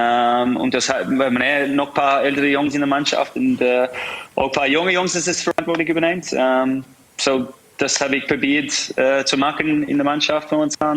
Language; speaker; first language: German; non-native, fluent; English